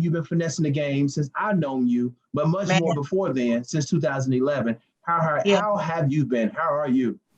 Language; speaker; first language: English; native; English